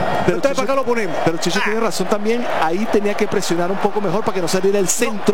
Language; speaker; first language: Spanish; native; Spanish